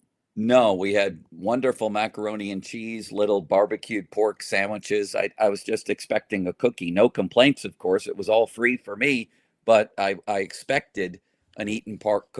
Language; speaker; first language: English; native; English